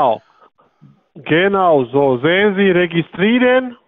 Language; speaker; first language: German; non-native, learner; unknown